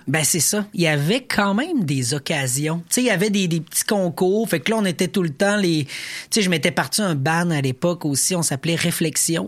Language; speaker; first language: French; native; French